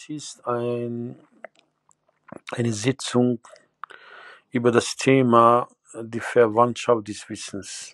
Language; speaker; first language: German; non-native, fluent; Arabic